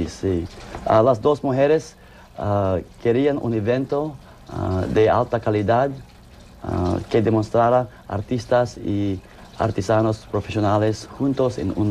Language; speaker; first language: Spanish; non-native, fluent; English